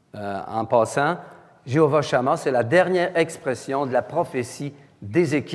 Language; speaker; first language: French; native; French